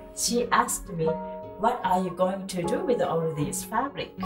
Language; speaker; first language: English; non-native, fluent; Japanese